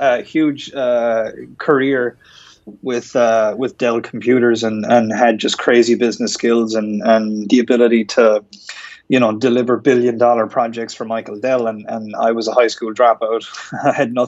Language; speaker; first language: English; native; English